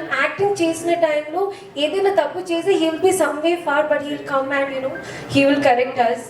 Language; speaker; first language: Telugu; non-native, fluent; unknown